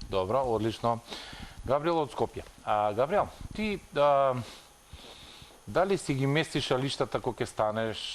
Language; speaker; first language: Macedonian; native; Macedonian